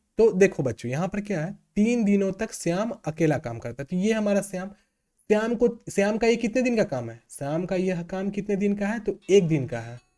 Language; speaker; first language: Hindi; native; Hindi